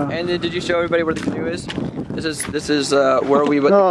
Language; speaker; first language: English; native; English